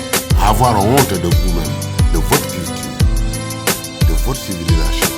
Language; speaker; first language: French; non-native, local second language; Malagasy